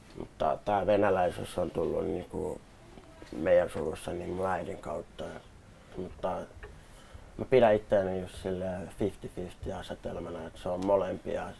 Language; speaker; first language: Finnish; native; Finnish